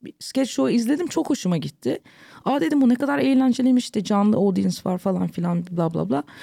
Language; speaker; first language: Turkish; early bilingual, heritage; Turkish